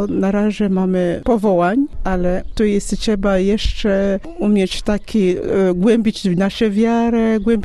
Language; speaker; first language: Polish; non-native, learner; French